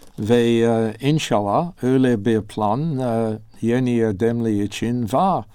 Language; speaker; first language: Turkish; non-native, learner; English